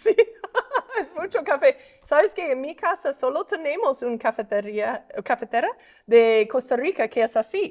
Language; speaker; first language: Spanish; non-native, fluent; English